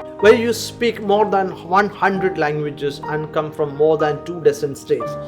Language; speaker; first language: English; non-native, local second language; Malayalam